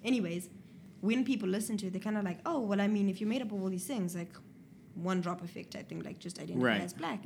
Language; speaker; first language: English; native; English